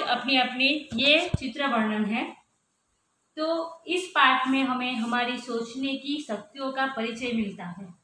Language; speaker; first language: Hindi; non-native, local second language; Gujarati